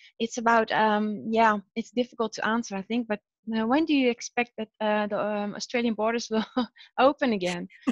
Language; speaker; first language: English; non-native, fluent; Dutch